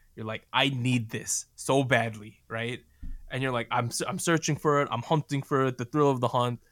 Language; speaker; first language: English; native; English